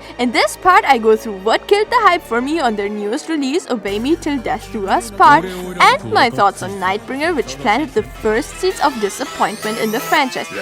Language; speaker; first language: English; native; English